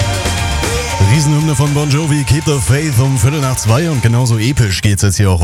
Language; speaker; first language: German; native; German